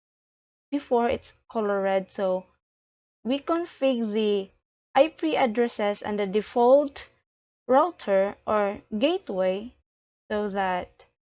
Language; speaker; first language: English; non-native, learner; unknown